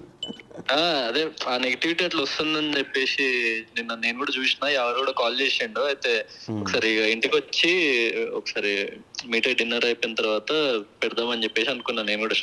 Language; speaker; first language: Telugu; native; Telugu